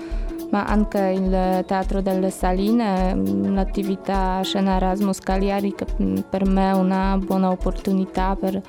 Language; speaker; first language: Italian; non-native, learner; Polish